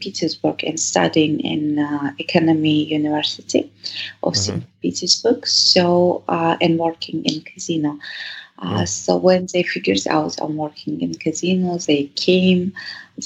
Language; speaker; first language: English; non-native, fluent; Russian